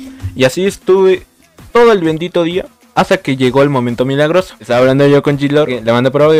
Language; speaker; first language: Spanish; native; Spanish